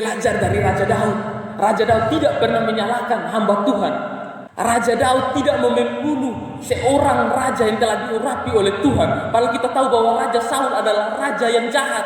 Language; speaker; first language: Indonesian; non-native, local second language; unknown